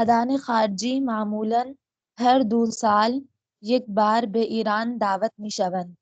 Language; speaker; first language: Persian; non-native, learner; Urdu